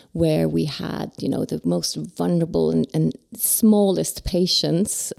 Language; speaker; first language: English; non-native, fluent; Swedish